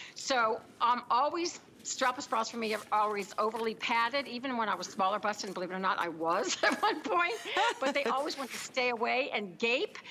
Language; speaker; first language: English; native; English